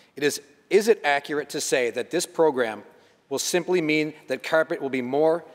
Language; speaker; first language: English; native; English